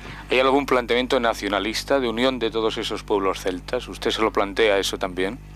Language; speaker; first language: Spanish; native; Spanish